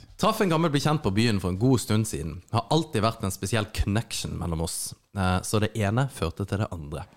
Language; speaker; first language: Norwegian; native; Norwegian